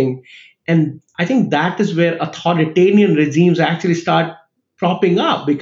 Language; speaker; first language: English; non-native, local second language; Hindi